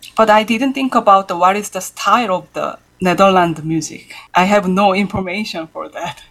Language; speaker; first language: English; non-native, learner; Korean